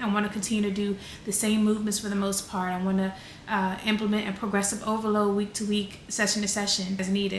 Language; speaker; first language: English; native; English